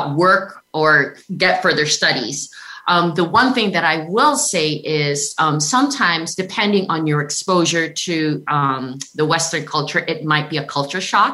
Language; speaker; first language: English; non-native, local second language; Filipino